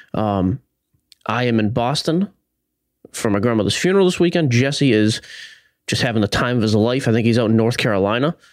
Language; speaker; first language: English; native; English